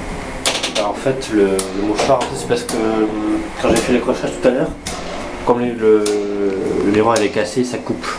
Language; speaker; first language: French; native; French